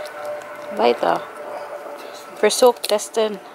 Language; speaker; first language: German; non-native, learner; Filipino